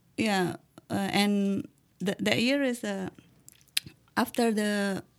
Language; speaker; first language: English; non-native, learner; Indonesian